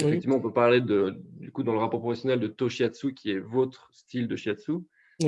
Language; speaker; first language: French; native; French